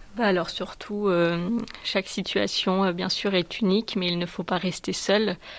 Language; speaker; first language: French; native; French